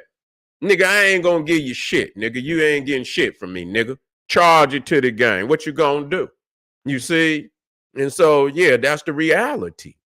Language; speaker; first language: English; native; English